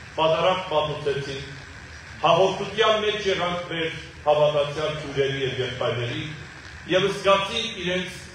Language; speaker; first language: Armenian; native; Armenian